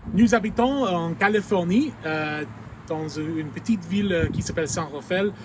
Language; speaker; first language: French; non-native, learner; English